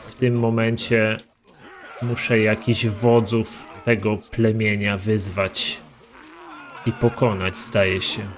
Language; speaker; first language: Polish; native; Polish